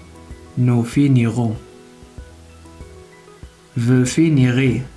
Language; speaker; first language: French; non-native, local second language; Arabic